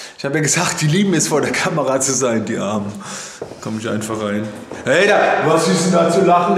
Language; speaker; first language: German; native; German